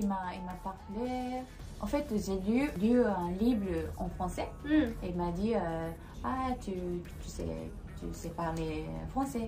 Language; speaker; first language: French; non-native, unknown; Japanese